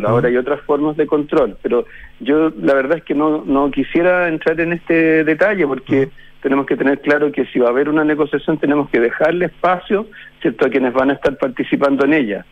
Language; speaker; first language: Spanish; native; Spanish